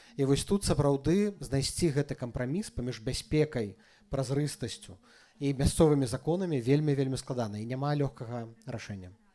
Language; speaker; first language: Belarusian; native; Belarusian